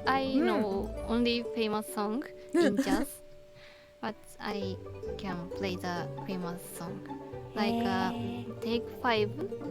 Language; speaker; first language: English; non-native, learner; Japanese